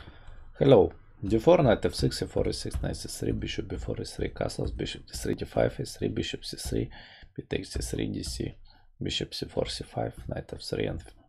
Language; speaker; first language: English; non-native, fluent; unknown